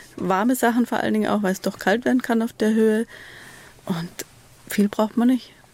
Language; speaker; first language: German; native; German